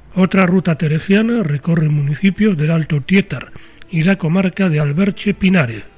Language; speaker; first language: Spanish; native; Spanish